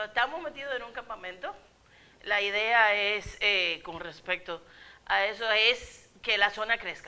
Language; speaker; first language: Spanish; native; Spanish